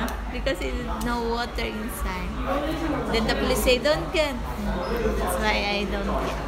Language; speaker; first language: English; non-native, local second language; Filipino